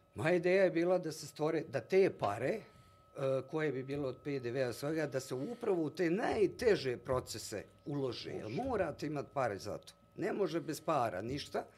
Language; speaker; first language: Bosnian; native; Bosnian